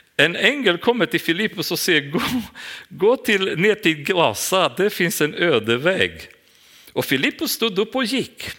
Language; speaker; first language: Swedish; non-native, fluent; Romanian